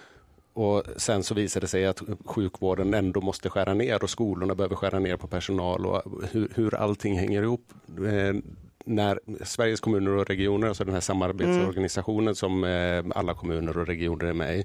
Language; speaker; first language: Swedish; native; Swedish